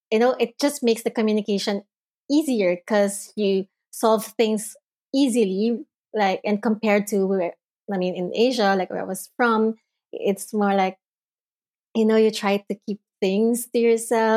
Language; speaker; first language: English; non-native, local second language; Filipino